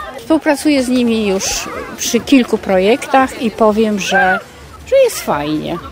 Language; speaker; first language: Polish; native; Polish